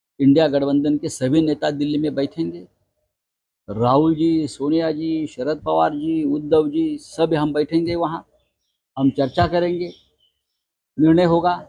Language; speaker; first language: Hindi; non-native, local second language; Marathi